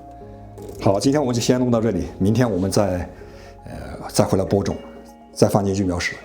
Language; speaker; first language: Chinese; native; Chinese